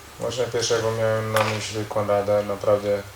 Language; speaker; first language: Polish; non-native, learner; Croatian